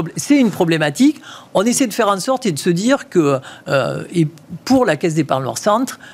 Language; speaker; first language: French; native; French